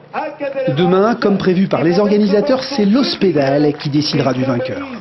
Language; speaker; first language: French; native; French